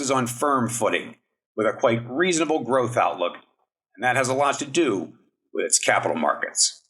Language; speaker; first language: English; native; English